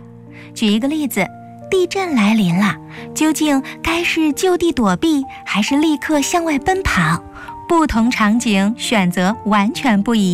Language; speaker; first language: Chinese; native; Chinese